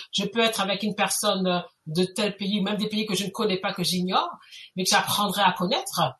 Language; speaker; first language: French; native; French